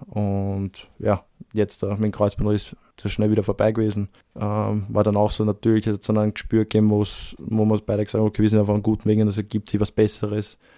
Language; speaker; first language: German; native; German